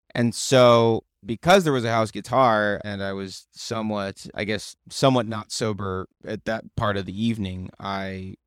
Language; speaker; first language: English; native; English